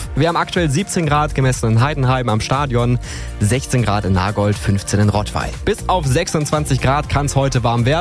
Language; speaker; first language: German; native; German